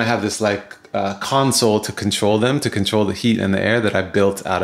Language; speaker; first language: English; native; English